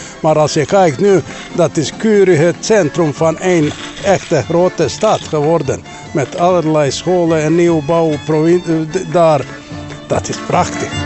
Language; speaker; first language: Dutch; non-native, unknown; Bosnian